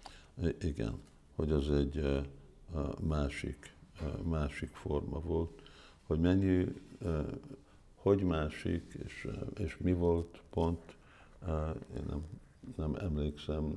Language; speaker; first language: Hungarian; early bilingual, heritage; Hungarian